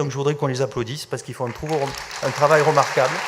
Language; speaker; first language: French; native; French